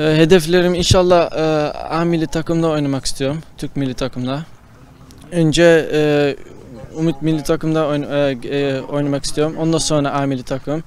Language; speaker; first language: Turkish; early bilingual, heritage; Turkish